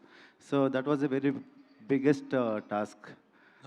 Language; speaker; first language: Telugu; non-native, learner; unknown